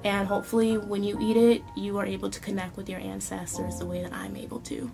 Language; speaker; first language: English; native; English